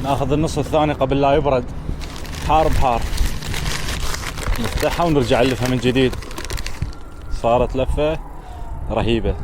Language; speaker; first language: Arabic; native; Arabic